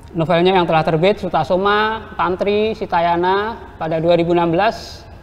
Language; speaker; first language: Indonesian; native; Indonesian